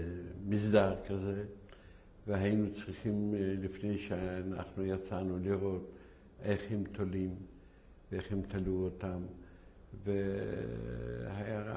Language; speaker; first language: Hebrew; non-native, fluent; Yiddish